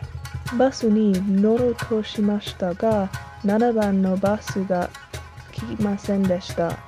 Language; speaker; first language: Japanese; non-native, learner; English